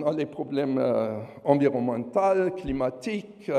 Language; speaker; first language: French; non-native, fluent; German